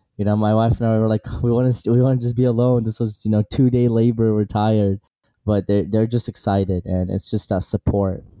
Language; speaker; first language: English; early bilingual, other home language; Assyrian Neo-Aramaic